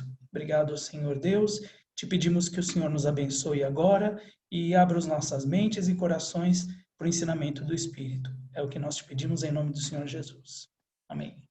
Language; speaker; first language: Portuguese; native; Portuguese